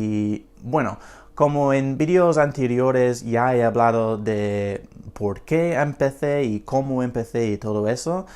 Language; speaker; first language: Spanish; non-native, fluent; English